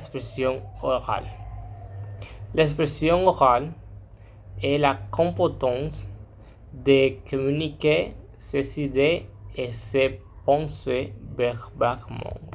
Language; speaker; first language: French; non-native, learner; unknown